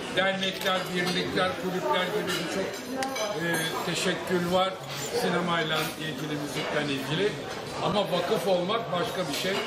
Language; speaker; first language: Turkish; native; Turkish